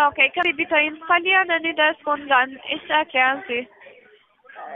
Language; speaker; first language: German; non-native, learner; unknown